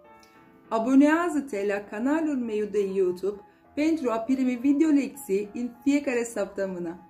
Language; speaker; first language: Romanian; non-native, fluent; Turkish